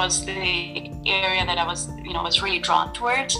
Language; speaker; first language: English; non-native, local second language; Urdu